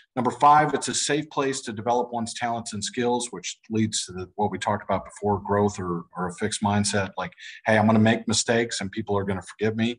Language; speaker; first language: English; native; English